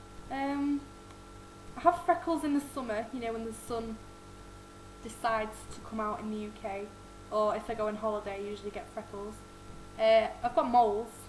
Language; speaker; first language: English; native; English